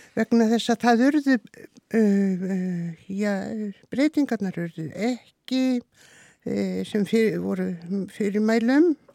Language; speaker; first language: Icelandic; native; Icelandic